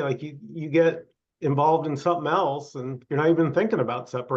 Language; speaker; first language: English; native; English